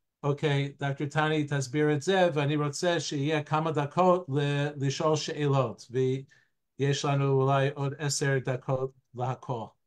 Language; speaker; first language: Hebrew; non-native, fluent; English